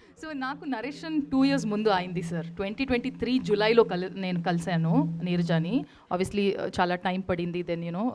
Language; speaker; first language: Telugu; non-native, learner; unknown